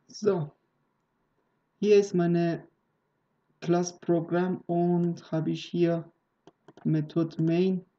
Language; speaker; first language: German; non-native, learner; Persian